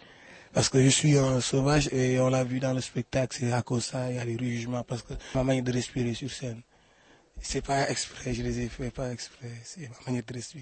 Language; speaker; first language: French; non-native, local second language; Wolof